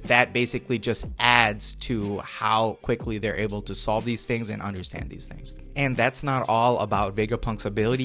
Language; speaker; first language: English; native; English